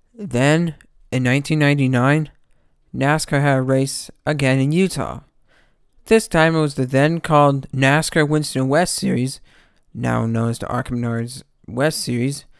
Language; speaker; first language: English; native; English